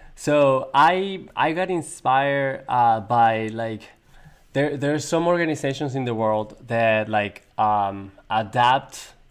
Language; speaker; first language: English; non-native, fluent; Spanish